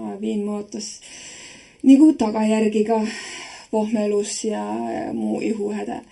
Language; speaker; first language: Estonian; native; Estonian